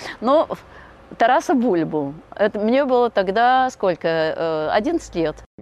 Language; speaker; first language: Russian; non-native, fluent; French